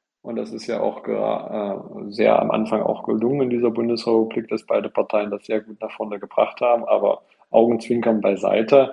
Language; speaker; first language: German; native; German